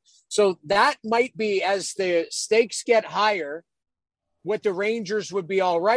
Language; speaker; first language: English; native; English